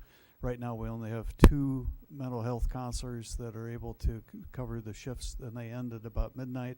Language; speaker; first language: English; native; English